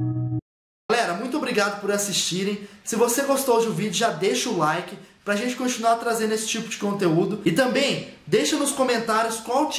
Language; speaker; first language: Portuguese; native; Portuguese